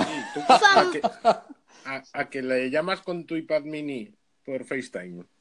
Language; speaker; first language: Spanish; native; Spanish